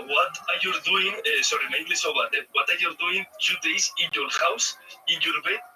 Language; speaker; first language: English; non-native, learner; Spanish